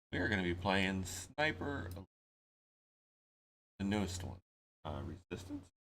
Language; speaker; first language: English; native; English